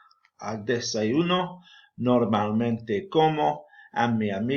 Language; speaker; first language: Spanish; non-native, fluent; English